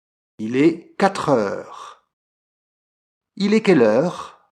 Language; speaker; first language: French; native; French